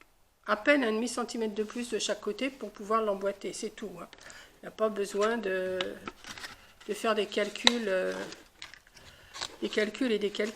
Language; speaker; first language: French; native; French